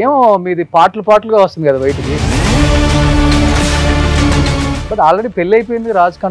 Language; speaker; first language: Telugu; native; Telugu